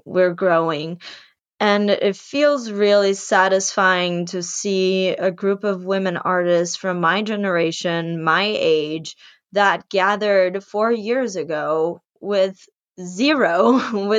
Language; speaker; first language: English; non-native, fluent; Portuguese